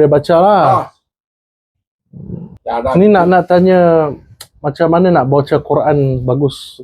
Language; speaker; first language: Malay; native; Malay